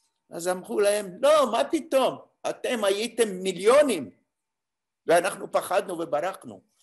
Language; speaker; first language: Hebrew; non-native, fluent; French